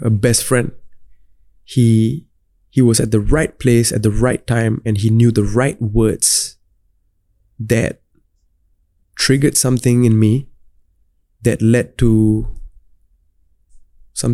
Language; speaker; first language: English; non-native, local second language; Tamil